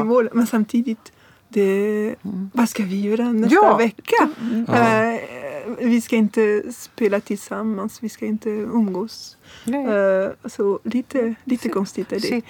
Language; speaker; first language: Swedish; non-native, fluent; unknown